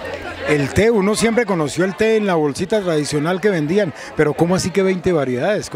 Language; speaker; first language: Spanish; native; Spanish